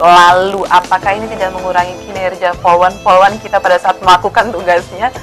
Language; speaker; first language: Indonesian; native; Indonesian